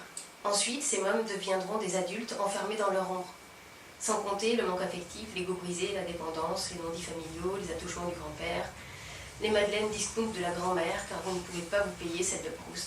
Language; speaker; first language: French; native; French